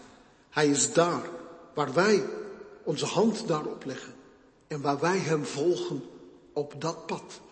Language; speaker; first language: Dutch; native; Dutch